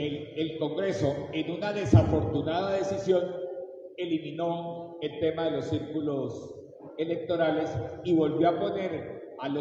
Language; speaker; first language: Spanish; native; Spanish